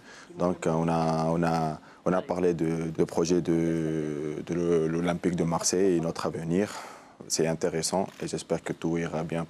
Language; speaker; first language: French; non-native, local second language; Arabic